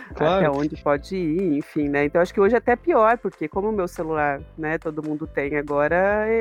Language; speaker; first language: Portuguese; native; Portuguese